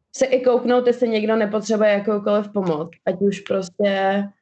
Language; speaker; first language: Czech; non-native, local second language; Albanian